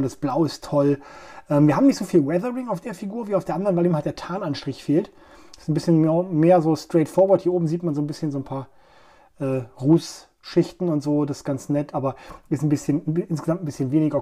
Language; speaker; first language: German; native; German